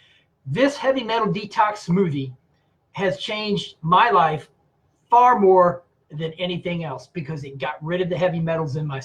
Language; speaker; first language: English; native; English